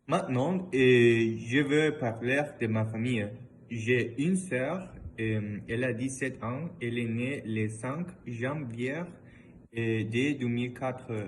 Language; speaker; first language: French; non-native, learner; Spanish